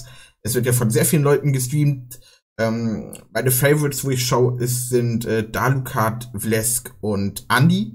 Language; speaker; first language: German; native; German